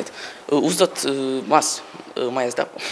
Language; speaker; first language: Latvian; non-native, local second language; Russian